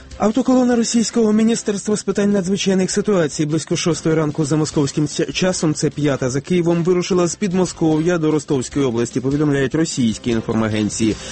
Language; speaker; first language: Ukrainian; native; Ukrainian